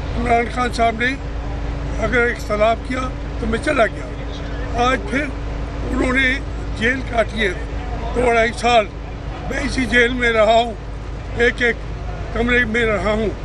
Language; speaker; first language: Urdu; native; Urdu